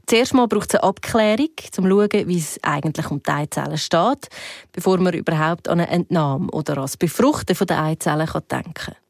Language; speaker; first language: German; native; German